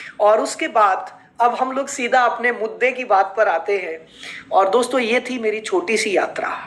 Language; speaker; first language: Hindi; native; Hindi